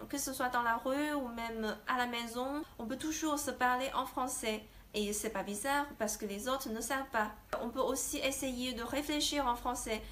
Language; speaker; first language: French; non-native, fluent; Chinese